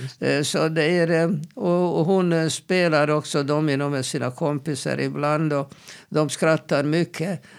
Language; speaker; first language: Swedish; non-native, fluent; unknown